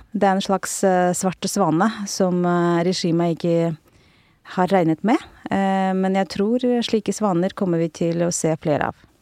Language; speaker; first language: Norwegian; non-native, fluent; Russian